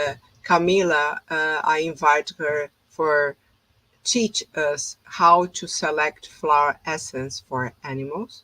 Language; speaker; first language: English; non-native, fluent; Portuguese